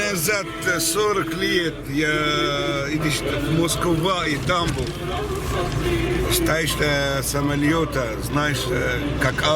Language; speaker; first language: Russian; non-native, learner; Arabic